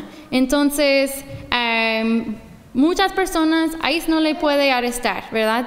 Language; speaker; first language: Spanish; non-native, fluent; English